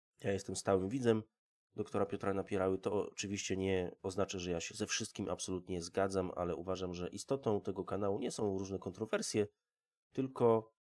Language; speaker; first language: Polish; native; Polish